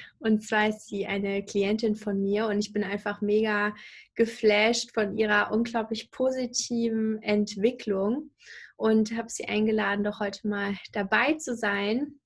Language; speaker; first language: German; native; German